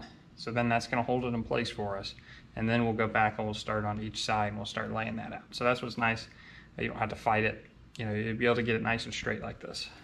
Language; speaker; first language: English; native; English